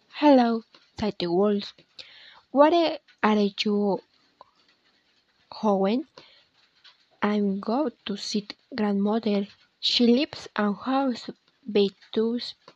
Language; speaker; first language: English; non-native, learner; Spanish